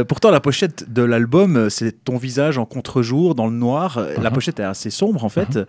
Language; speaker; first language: French; native; French